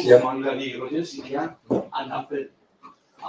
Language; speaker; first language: French; non-native, fluent; Spanish